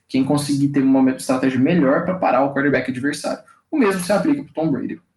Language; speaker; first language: Portuguese; native; Portuguese